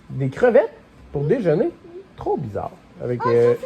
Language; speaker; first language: French; native; French